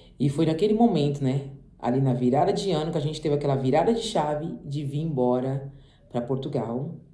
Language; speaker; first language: Portuguese; native; Portuguese